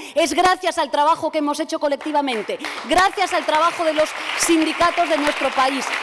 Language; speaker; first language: Spanish; native; Spanish